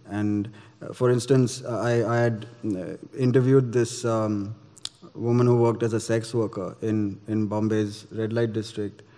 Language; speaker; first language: English; non-native, local second language; Gujarati